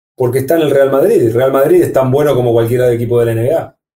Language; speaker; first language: Spanish; native; Spanish